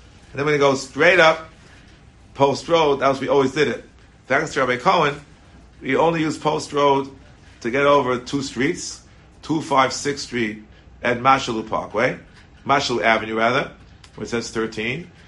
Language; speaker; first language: English; native; English